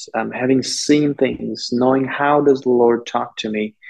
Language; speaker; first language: English; non-native, local second language; German